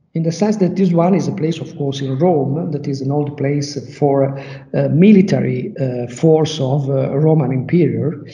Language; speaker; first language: English; non-native, learner; Italian